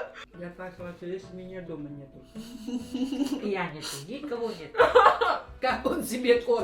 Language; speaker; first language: Russian; non-native, learner; Vietnamese